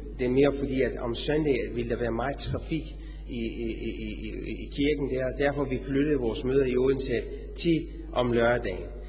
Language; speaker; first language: Danish; non-native, fluent; Persian